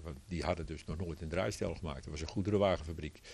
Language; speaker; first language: Dutch; native; Dutch